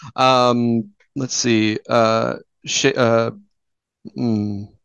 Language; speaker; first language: English; native; English